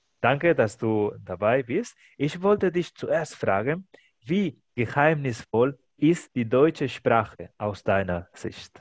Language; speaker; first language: German; non-native, fluent; Spanish